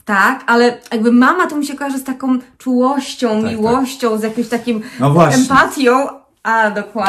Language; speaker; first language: Polish; native; Polish